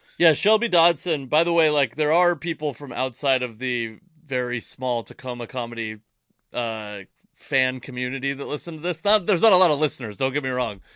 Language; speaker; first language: English; native; English